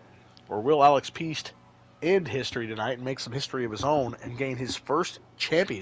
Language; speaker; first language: English; native; English